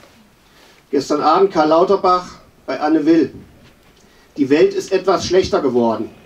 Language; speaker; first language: German; native; German